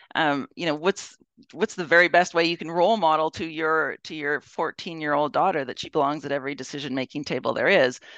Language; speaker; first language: English; native; English